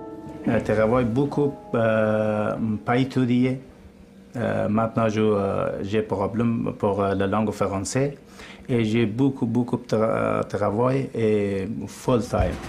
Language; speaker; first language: French; non-native, learner; Persian